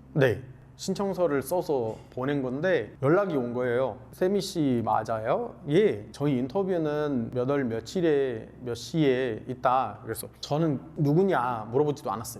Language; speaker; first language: Korean; non-native, fluent; Arabic